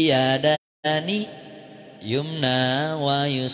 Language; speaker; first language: Arabic; non-native, fluent; Indonesian